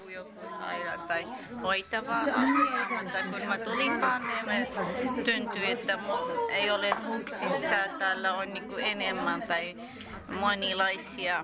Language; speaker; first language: Finnish; non-native, learner; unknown